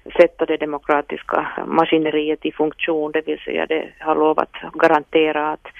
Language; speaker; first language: Swedish; non-native, local second language; Finnish